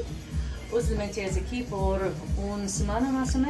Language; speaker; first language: Spanish; non-native, learner; English